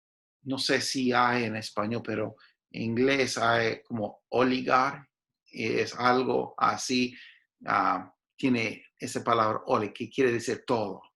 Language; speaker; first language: Spanish; non-native, fluent; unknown